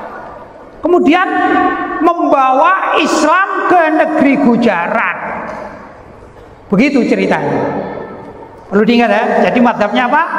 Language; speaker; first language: Indonesian; native; Indonesian